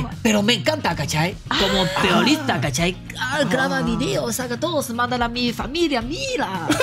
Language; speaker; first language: Spanish; non-native, learner; Chinese